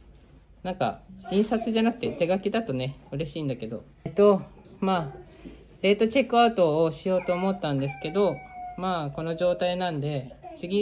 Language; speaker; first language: Japanese; native; Japanese